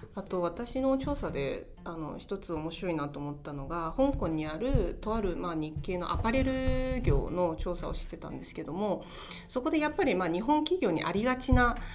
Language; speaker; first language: Japanese; non-native, fluent; Chinese